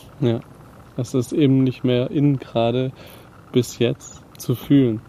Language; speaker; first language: German; native; German